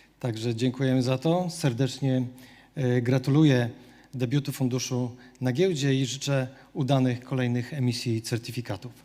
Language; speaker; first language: Polish; native; Polish